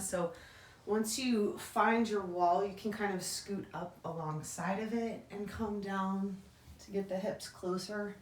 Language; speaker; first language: English; native; English